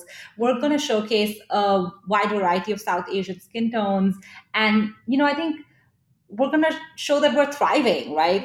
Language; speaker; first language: English; non-native, local second language; Hindi